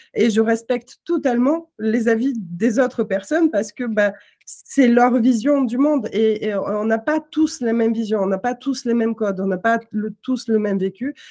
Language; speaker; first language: French; non-native, fluent; Russian